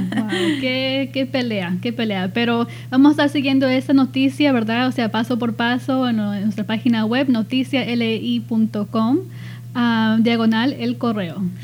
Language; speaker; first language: Spanish; early bilingual, heritage; Spanish